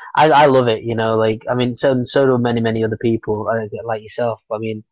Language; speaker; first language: English; native; English